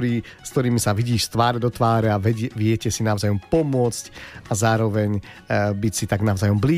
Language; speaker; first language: Slovak; native; Slovak